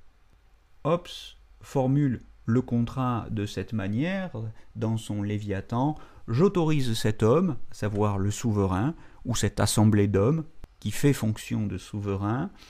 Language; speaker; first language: French; native; French